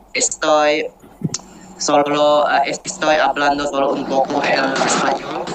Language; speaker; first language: Spanish; non-native, learner; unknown